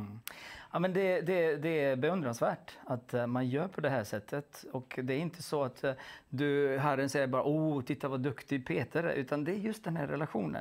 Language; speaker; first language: Swedish; non-native, fluent; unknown